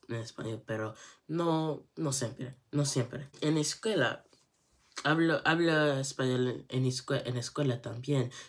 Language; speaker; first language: English; native; English